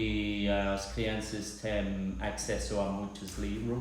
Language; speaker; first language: Portuguese; non-native, learner; English